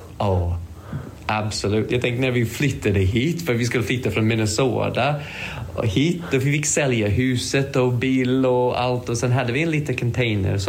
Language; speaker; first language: Swedish; non-native, fluent; English